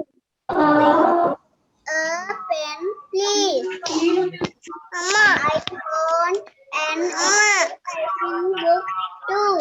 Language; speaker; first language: English; non-native, learner; Sinhala